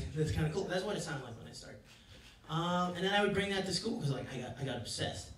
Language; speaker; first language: English; native; English